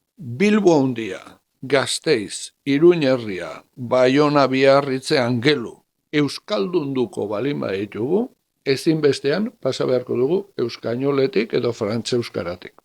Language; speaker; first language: Basque; native; Basque